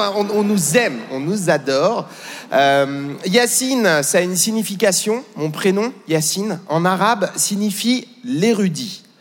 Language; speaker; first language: French; native; French